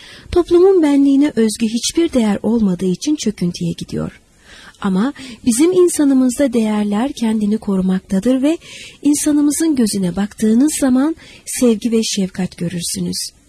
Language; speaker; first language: Turkish; native; Turkish